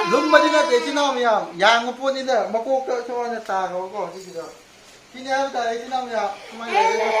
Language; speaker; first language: Manipuri; native; Manipuri